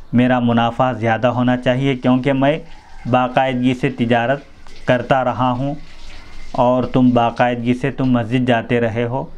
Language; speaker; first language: Urdu; native; Urdu